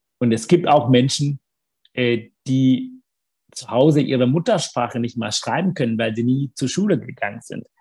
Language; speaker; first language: German; early bilingual, other home language; Tamil